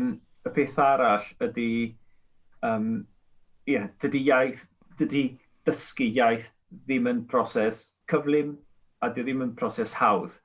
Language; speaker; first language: Welsh; non-native, fluent; Spanish